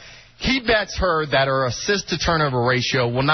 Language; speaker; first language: English; native; English